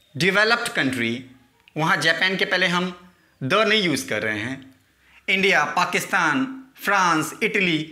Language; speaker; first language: Hindi; native; Hindi